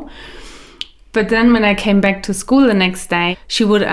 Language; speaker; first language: English; early bilingual, other home language; German